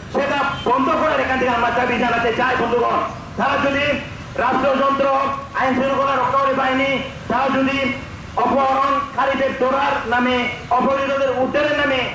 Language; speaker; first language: Bangla; non-native, local second language; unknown